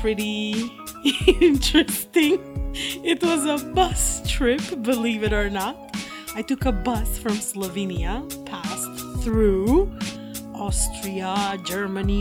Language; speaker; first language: English; non-native, fluent; Slovenian